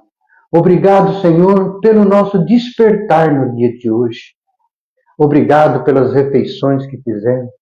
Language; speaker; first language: Portuguese; native; Portuguese